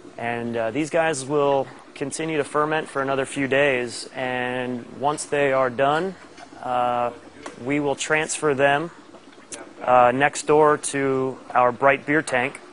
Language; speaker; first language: English; native; English